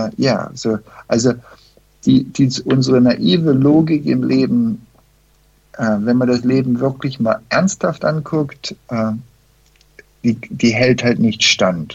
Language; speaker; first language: German; early bilingual, heritage; German